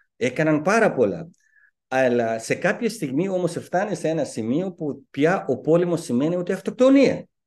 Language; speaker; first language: Greek; non-native, fluent; Persian